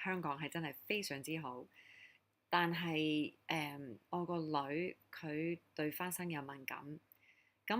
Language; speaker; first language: Cantonese; non-native, fluent; English